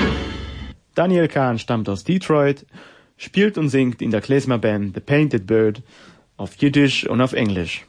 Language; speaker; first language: German; non-native, fluent; Hebrew